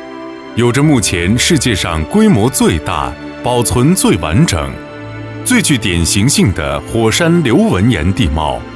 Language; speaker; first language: Chinese; native; Chinese